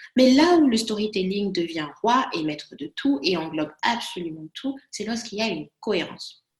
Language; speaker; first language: French; non-native, local second language; Lingala